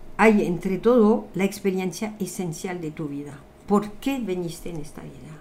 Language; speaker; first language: Spanish; non-native, fluent; French